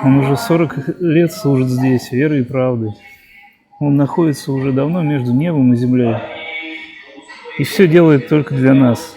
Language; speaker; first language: Russian; native; Russian